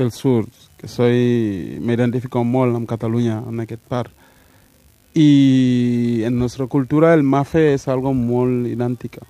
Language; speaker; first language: Catalan; non-native, learner; Mandingo